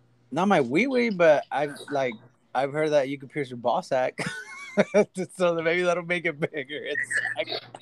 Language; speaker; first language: English; early bilingual, other home language; Spanish